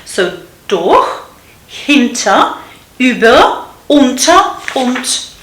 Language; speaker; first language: German; non-native, fluent; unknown